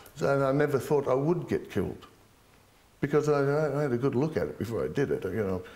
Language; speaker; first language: English; native; English